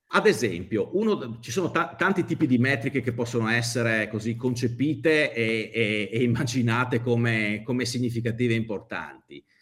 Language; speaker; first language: Italian; native; Italian